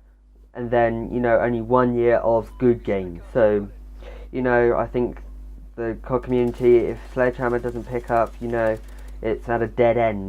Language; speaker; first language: English; native; English